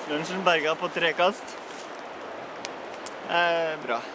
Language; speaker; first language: Norwegian; native; Norwegian